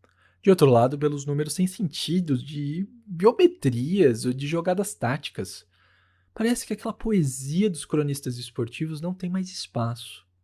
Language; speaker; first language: Portuguese; native; Portuguese